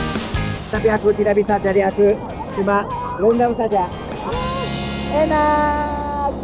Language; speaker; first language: Indonesian; non-native, fluent; Japanese